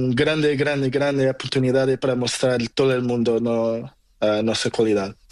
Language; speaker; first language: Spanish; non-native, learner; Portuguese